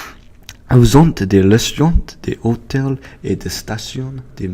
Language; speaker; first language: French; non-native, learner; English